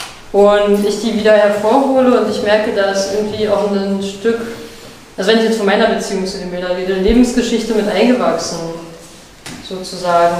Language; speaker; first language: German; native; German